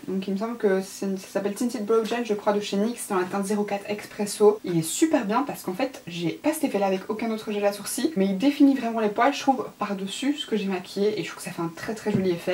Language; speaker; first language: French; native; French